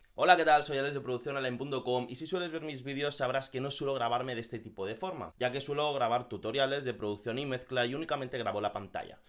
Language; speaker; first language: Spanish; native; Spanish